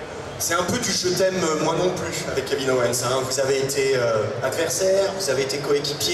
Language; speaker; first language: French; native; French